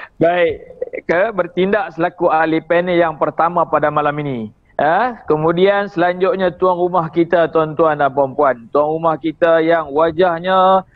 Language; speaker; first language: Malay; native; Malay